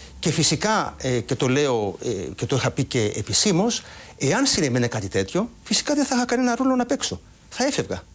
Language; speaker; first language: Greek; native; Greek